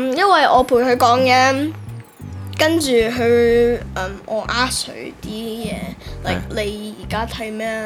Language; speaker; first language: Cantonese; early bilingual, heritage; Cantonese